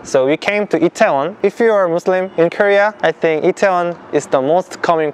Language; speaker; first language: English; non-native, learner; Korean